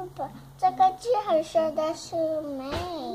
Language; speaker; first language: Chinese; early bilingual, heritage; Chinese